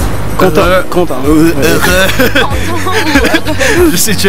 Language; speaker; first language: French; non-native, learner; English